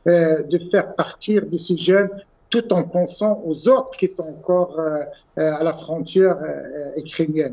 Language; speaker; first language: French; non-native, local second language; Arabic